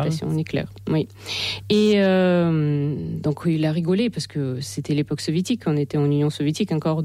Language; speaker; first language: French; non-native, fluent; Russian